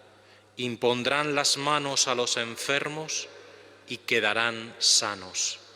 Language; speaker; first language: Spanish; native; Spanish